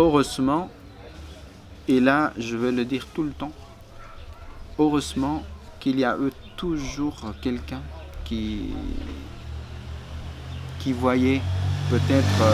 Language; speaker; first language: French; non-native, fluent; Spanish